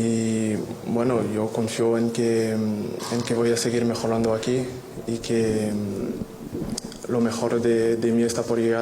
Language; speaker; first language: Spanish; non-native, fluent; French